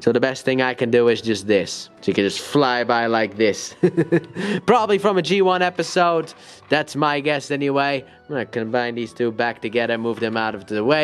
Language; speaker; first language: English; native; English